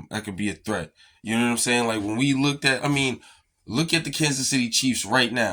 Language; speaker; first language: English; native; English